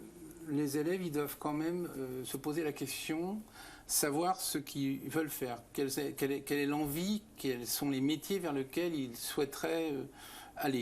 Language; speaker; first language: French; native; French